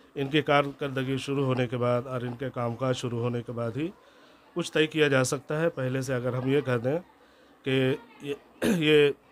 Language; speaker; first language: Hindi; native; Hindi